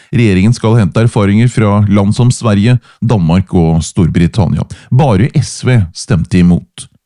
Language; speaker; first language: Norwegian; native; Norwegian